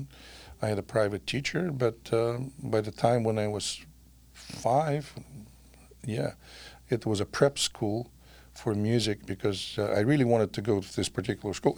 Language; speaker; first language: English; non-native, fluent; Russian